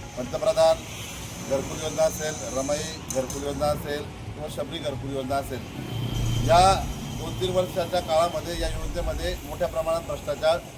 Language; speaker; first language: Marathi; native; Marathi